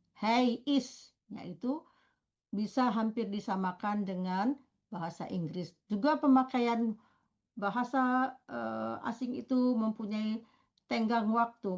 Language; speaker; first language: Indonesian; native; Indonesian